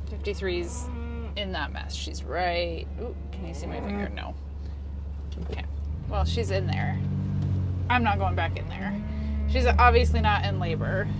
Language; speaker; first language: English; native; English